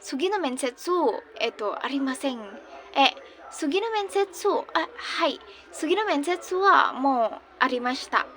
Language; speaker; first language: Japanese; non-native, learner; Indonesian